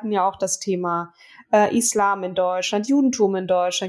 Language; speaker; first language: German; native; German